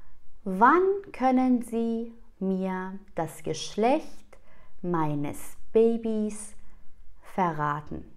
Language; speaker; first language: German; non-native, fluent; Persian